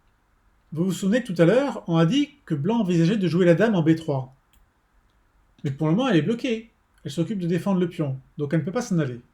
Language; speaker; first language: French; native; French